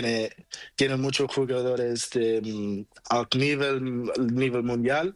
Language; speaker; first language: Spanish; non-native, learner; Portuguese